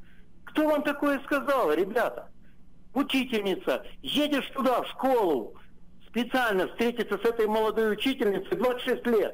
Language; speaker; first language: Russian; native; Russian